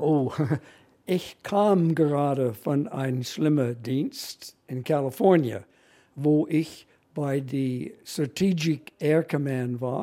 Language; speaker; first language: German; non-native, fluent; English